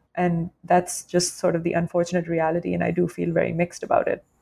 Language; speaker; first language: English; non-native, local second language; Urdu